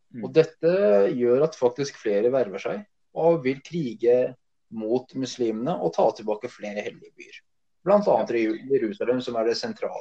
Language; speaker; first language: Norwegian; early bilingual, other home language; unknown